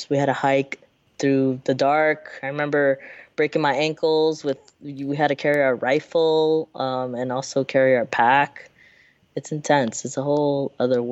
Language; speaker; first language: English; native; English